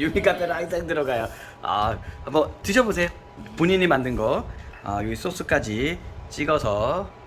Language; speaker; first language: Korean; native; Korean